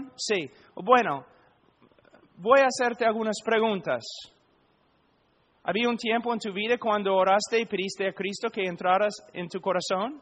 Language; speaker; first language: Spanish; non-native, fluent; English